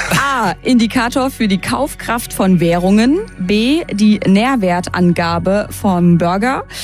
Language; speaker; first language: German; early bilingual, other home language; Turkish